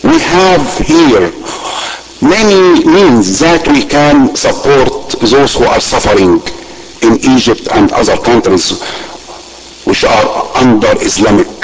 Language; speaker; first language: English; non-native, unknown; Arabic